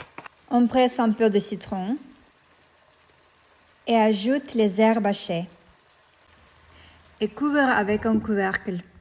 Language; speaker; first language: French; non-native, fluent; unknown